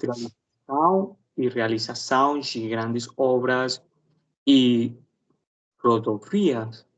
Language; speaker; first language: Portuguese; non-native, learner; Spanish